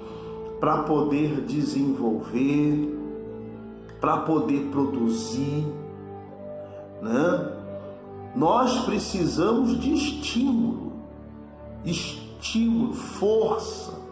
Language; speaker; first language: Portuguese; native; Portuguese